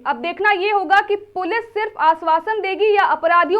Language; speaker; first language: Hindi; native; Hindi